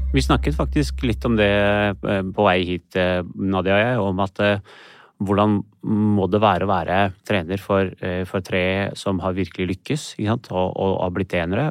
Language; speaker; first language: Norwegian; early bilingual, other home language; Urdu